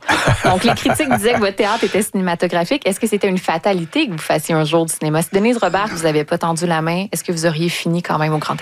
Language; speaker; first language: French; native; French